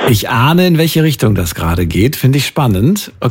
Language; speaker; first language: German; native; German